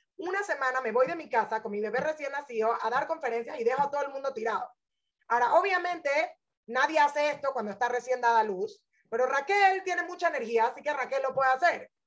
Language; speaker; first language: Spanish; native; Spanish